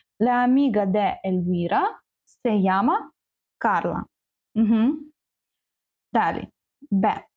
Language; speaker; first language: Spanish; non-native, learner; Ukrainian